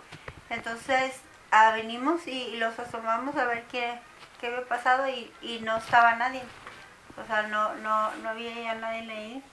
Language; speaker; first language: Spanish; native; Spanish